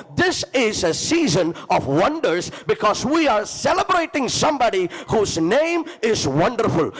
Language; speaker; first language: English; non-native, local second language; Tamil